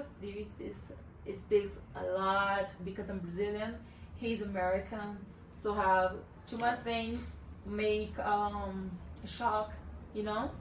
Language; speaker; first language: English; non-native, learner; Portuguese